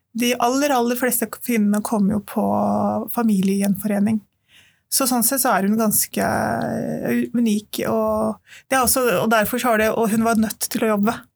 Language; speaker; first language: Norwegian; early bilingual, other home language; Urdu